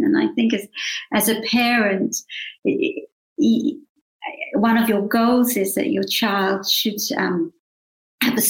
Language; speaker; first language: English; native; English